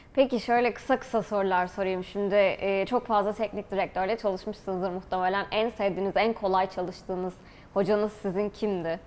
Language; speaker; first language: Turkish; native; Turkish